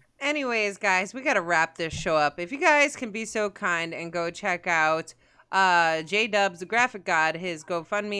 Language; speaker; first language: English; native; English